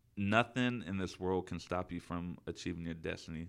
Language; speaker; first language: English; native; English